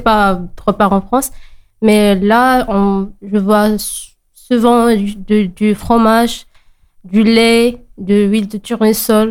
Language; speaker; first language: French; non-native, local second language; Arabic